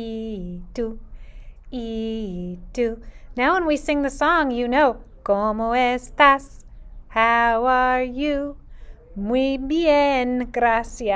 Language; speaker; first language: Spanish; non-native, fluent; English